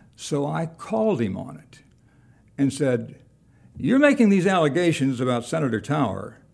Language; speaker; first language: English; native; English